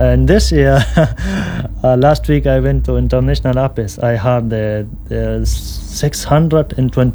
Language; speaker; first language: English; non-native, local second language; Pashto